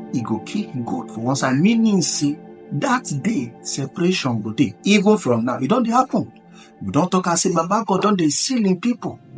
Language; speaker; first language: Nigerian Pidgin; non-native, local second language; Igbo